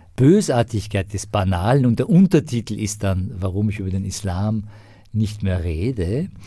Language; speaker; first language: German; non-native, fluent; Persian